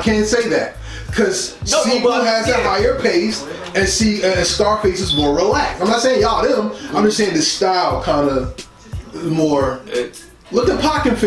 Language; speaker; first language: English; native; English